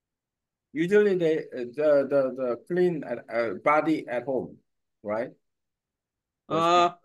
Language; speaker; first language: English; non-native, learner; Korean